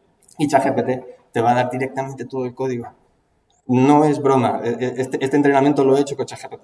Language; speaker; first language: Spanish; native; Spanish